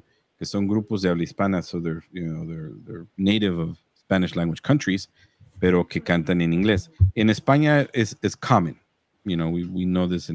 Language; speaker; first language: Spanish; early bilingual, heritage; Spanish